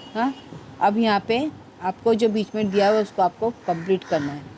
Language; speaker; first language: Hindi; non-native, local second language; Marathi